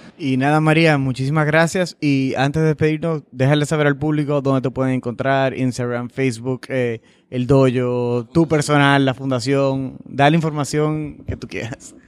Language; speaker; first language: Spanish; native; Spanish